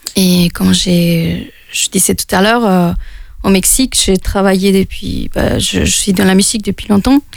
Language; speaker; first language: French; non-native, fluent; Spanish